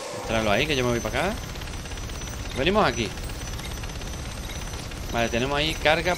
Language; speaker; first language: Spanish; native; Spanish